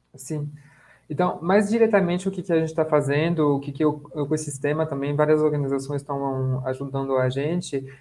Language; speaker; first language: Portuguese; non-native, fluent; French